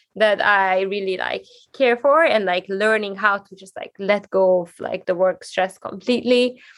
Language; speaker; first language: English; non-native, fluent; Hungarian